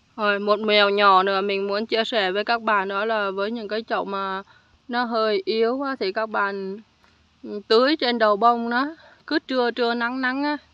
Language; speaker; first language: Vietnamese; native; Vietnamese